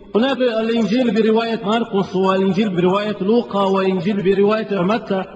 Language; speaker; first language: Arabic; non-native, fluent; Portuguese